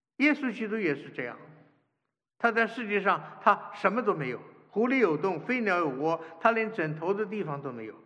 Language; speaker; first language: Chinese; native; Chinese